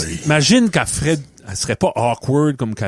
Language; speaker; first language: French; native; French